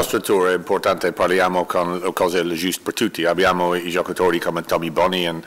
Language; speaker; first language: Italian; non-native, learner; English